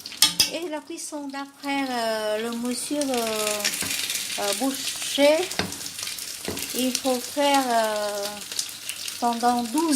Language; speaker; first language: French; non-native, fluent; Vietnamese